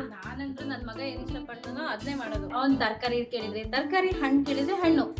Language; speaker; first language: Kannada; native; Kannada